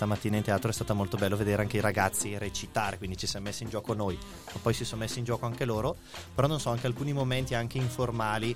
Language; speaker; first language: Italian; native; Italian